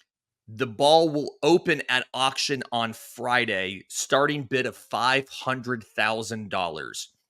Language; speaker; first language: English; native; English